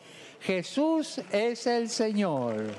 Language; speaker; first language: Italian; non-native, fluent; Spanish